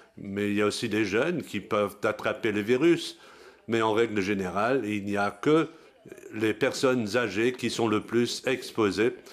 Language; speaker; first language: French; non-native, local second language; Luxembourgish